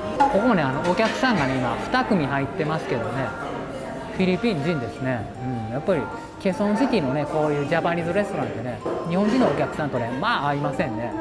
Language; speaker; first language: Japanese; native; Japanese